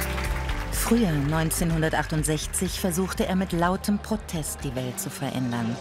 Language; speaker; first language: German; native; German